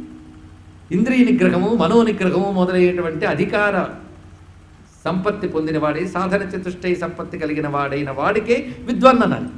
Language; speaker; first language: Telugu; native; Telugu